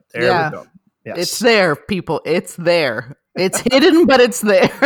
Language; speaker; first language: English; non-native, fluent; Portuguese